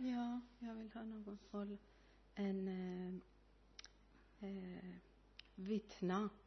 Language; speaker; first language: Swedish; non-native, learner; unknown